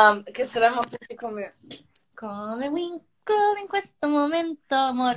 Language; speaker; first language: Italian; non-native, fluent; Croatian